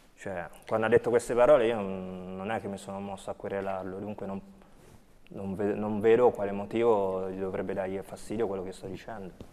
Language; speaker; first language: Italian; early bilingual, other home language; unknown